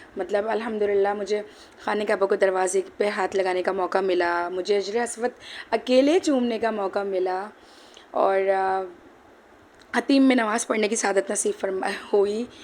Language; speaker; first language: Hindi; native; Hindi